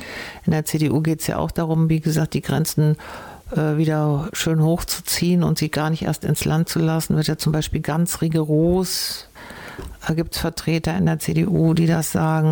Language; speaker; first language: German; native; German